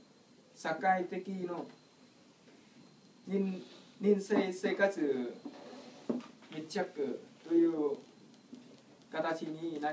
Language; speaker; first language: Japanese; non-native, learner; Vietnamese